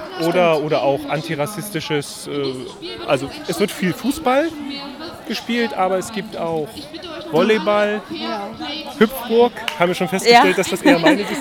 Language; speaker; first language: German; native; German